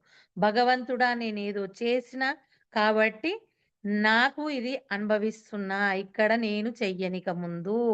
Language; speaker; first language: Telugu; native; Telugu